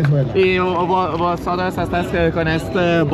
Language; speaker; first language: Spanish; non-native, learner; Lithuanian